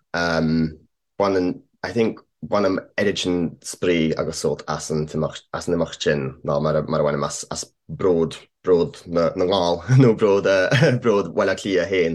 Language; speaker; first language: Irish; non-native, fluent; English